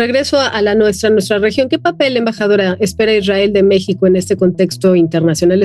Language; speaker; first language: Spanish; native; Spanish